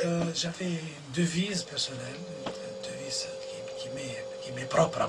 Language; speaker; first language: French; non-native, local second language; Arabic